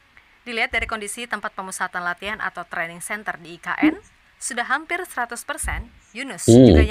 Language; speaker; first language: Indonesian; native; Indonesian